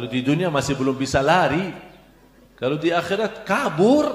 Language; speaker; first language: Indonesian; non-native, fluent; Arabic